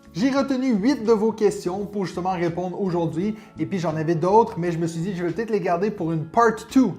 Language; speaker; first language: French; native; French